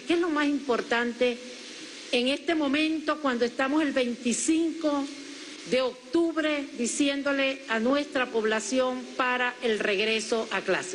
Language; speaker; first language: Spanish; native; Spanish